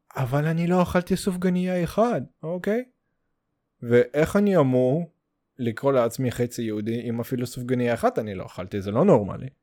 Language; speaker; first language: Hebrew; native; Hebrew